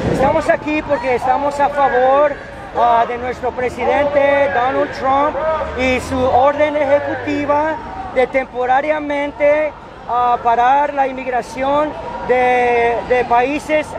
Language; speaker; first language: Spanish; early bilingual, heritage; Spanish